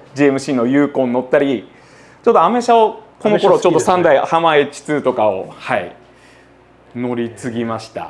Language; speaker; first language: Japanese; native; Japanese